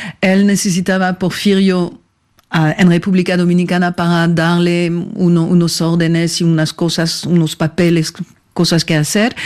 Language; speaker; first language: Spanish; non-native, fluent; French